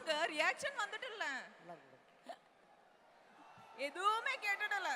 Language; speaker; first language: Tamil; non-native, local second language; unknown